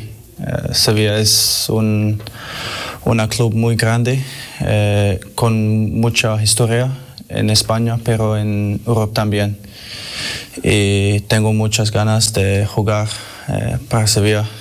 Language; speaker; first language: Spanish; non-native, fluent; English